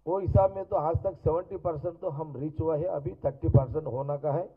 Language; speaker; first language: Hindi; non-native, local second language; Telugu